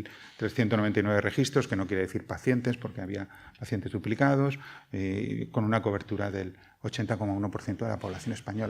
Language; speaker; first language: Spanish; native; Spanish